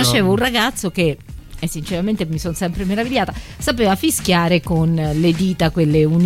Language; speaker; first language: Italian; native; Italian